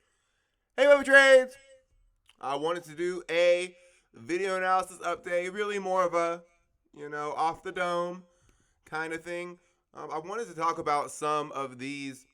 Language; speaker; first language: English; native; English